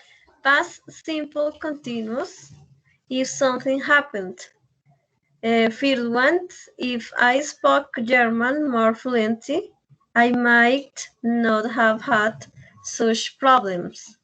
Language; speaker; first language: English; non-native, learner; Spanish